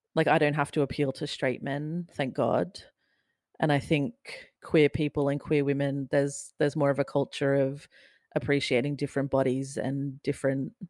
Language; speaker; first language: English; native; English